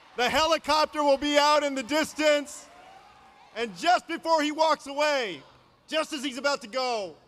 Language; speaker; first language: English; native; English